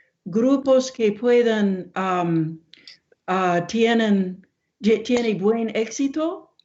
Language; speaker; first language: Spanish; non-native, learner; English